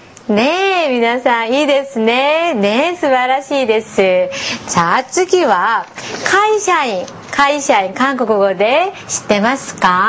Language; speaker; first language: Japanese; non-native, fluent; Korean